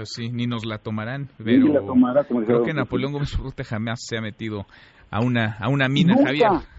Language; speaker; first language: Spanish; native; Spanish